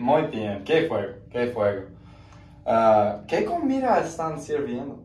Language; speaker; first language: Spanish; non-native, learner; English